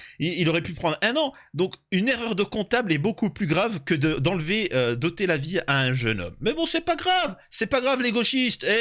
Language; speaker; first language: French; early bilingual, other home language; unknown